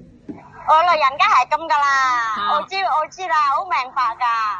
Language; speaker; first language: Chinese; non-native, learner; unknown